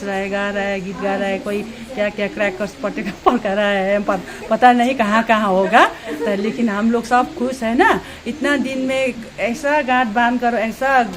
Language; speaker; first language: Hindi; non-native, local second language; Nepali